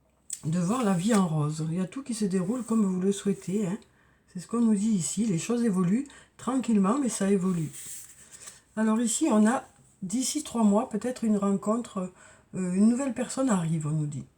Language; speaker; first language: French; native; French